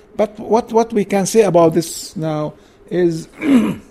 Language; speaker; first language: English; non-native, learner; Arabic